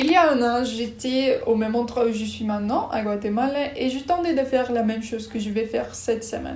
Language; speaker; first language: French; non-native, learner; English